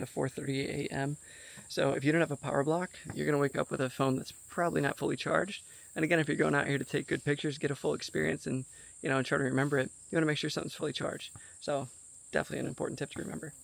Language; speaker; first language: English; native; English